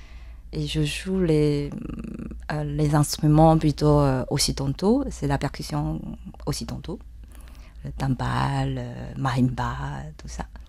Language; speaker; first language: French; non-native, fluent; Chinese